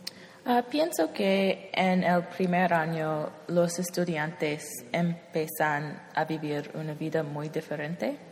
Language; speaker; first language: Spanish; non-native, learner; English